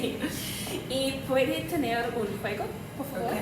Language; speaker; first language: Spanish; non-native, learner; English